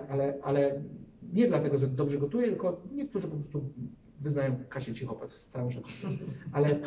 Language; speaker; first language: Polish; native; Polish